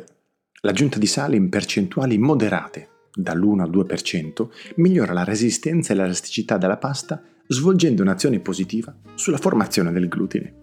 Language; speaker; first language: Italian; native; Italian